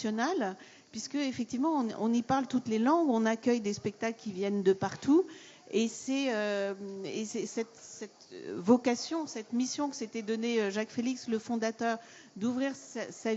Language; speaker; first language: French; native; French